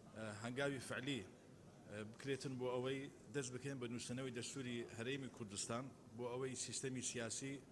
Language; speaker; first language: Central Kurdish; non-native, local second language; Turkmen